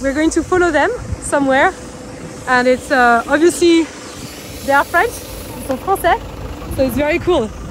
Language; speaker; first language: English; non-native, fluent; French